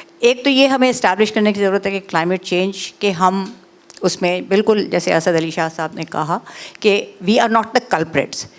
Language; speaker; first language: Urdu; native; Urdu